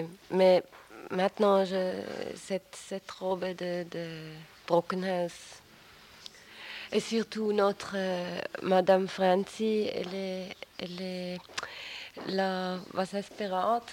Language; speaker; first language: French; non-native, local second language; German